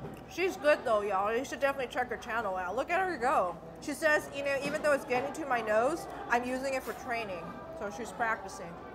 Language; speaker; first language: English; early bilingual, other home language; Chinese